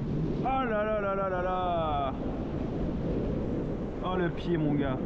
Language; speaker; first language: French; native; French